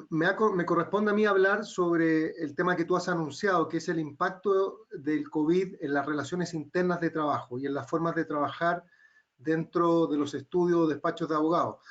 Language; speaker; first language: Spanish; native; Spanish